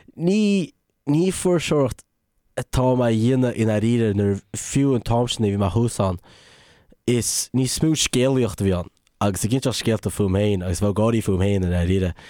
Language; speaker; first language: Irish; native; Irish